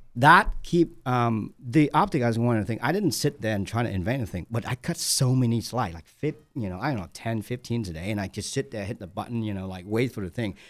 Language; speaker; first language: English; non-native, fluent; Vietnamese